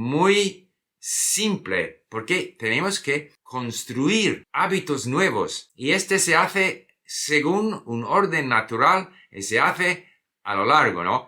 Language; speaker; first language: Spanish; non-native, fluent; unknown